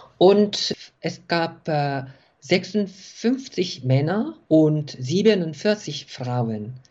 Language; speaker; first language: German; non-native, fluent; Korean